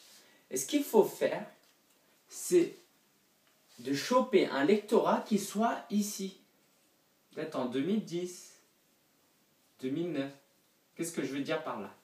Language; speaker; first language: French; native; French